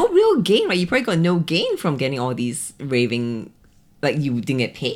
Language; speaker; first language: English; native; English